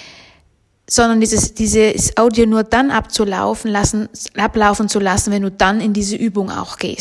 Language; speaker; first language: German; native; German